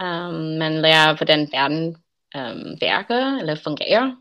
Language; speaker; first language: Danish; non-native, learner; English